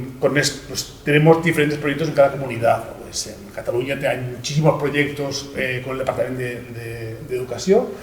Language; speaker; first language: Spanish; native; Spanish